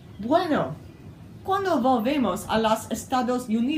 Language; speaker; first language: Spanish; non-native, learner; English